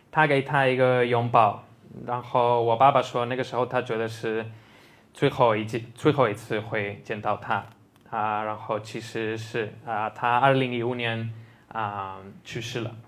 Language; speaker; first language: Chinese; non-native, fluent; Spanish